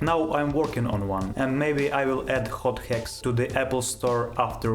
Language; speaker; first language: English; non-native, fluent; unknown